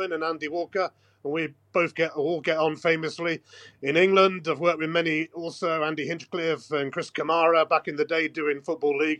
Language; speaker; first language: English; native; English